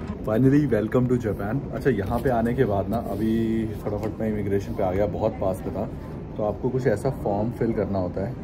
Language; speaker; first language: Hindi; native; Hindi